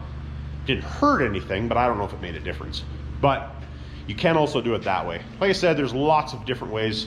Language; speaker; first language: English; native; English